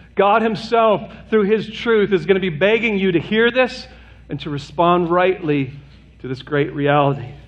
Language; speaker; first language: English; native; English